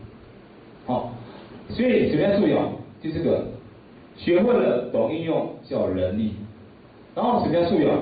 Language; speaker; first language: Chinese; native; Chinese